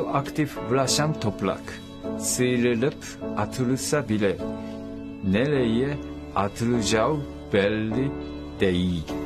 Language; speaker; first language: Turkish; non-native, learner; Japanese